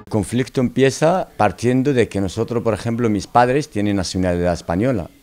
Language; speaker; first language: Spanish; non-native, local second language; Arabic